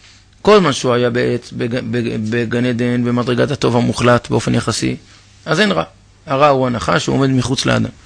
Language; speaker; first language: Hebrew; native; Hebrew